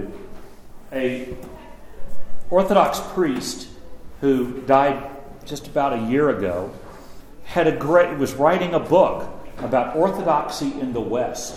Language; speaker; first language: English; native; English